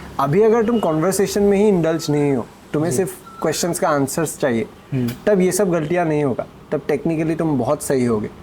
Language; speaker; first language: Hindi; non-native, local second language; Assamese